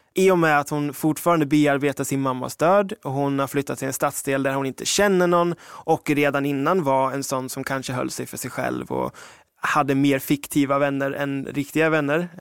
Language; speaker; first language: Swedish; early bilingual, other home language; English